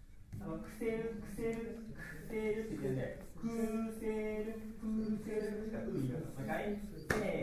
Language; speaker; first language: Japanese; native; Japanese